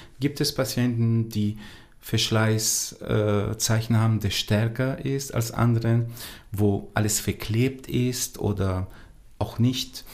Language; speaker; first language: German; non-native, fluent; Portuguese